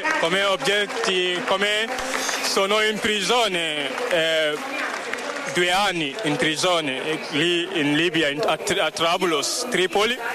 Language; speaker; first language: Italian; non-native, learner; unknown